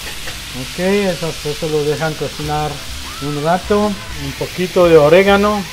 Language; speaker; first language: Spanish; non-native, fluent; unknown